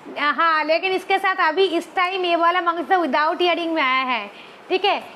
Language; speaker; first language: Hindi; non-native, local second language; Bangla